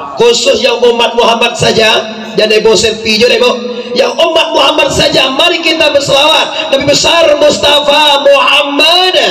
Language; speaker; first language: Malay; non-native, local second language; Minangkabau